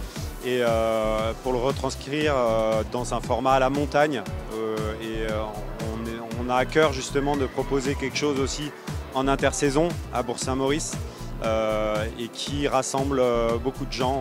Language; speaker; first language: French; native; French